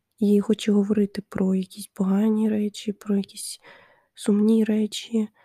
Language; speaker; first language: Ukrainian; non-native, local second language; Russian